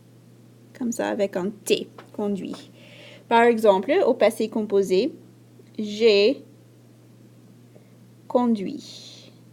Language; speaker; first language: French; non-native, fluent; English